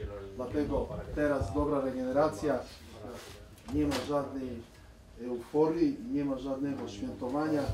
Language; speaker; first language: Polish; non-native, fluent; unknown